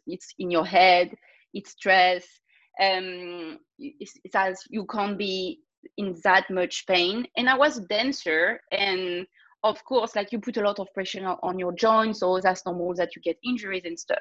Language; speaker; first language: English; non-native, fluent; French